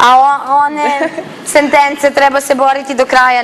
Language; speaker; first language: Croatian; native; Croatian